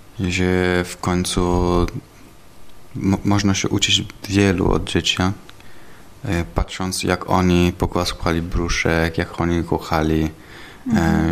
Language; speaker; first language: Polish; non-native, learner; Italian